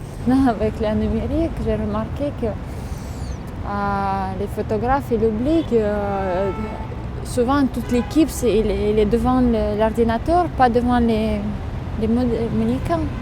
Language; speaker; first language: French; non-native, fluent; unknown